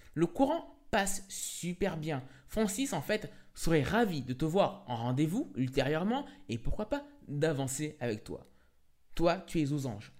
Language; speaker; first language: French; native; French